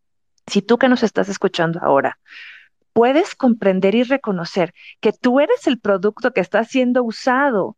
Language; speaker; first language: Spanish; native; Spanish